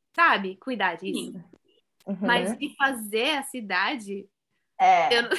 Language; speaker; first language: Portuguese; early bilingual, heritage; Portuguese